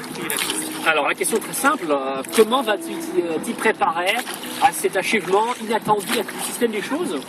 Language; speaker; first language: French; non-native, fluent; Russian